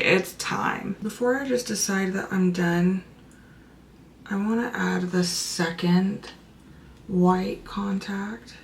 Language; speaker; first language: English; native; English